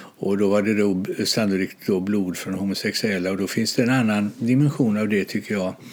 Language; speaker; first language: Swedish; native; Swedish